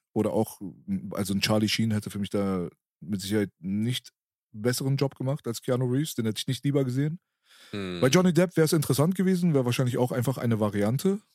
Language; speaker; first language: German; early bilingual, other home language; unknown